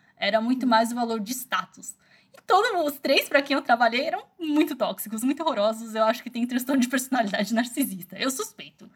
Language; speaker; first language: Portuguese; early bilingual, other home language; Chinese